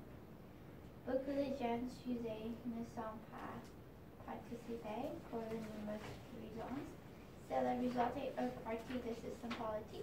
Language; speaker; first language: French; non-native, learner; English